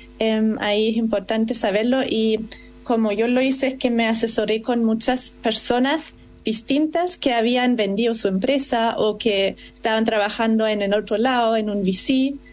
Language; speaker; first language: Spanish; non-native, fluent; German